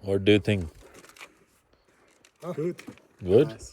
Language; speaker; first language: English; non-native, fluent; Hindi